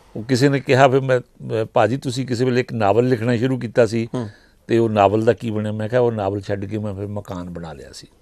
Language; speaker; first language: Punjabi; native; Punjabi